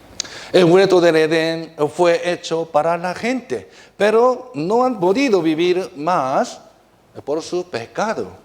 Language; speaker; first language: Spanish; non-native, fluent; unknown